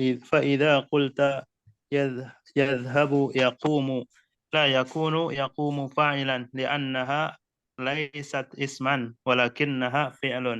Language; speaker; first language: Arabic; non-native, learner; Indonesian